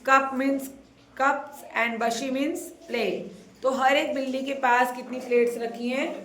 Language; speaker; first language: Hindi; non-native, local second language; Marathi